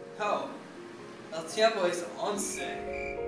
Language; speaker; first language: Spanish; non-native, learner; English